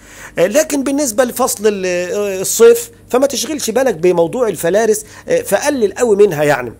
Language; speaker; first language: Arabic; native; Arabic